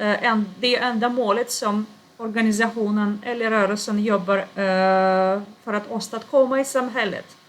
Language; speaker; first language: Swedish; non-native, fluent; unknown